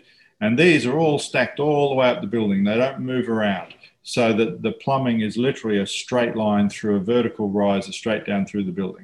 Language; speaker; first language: English; native; English